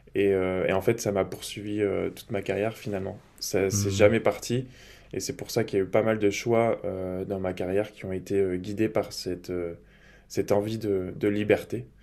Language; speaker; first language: French; native; French